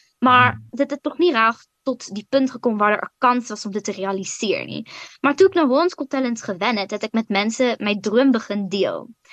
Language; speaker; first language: Dutch; native; Dutch